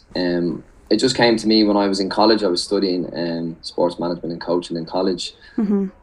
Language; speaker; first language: English; native; English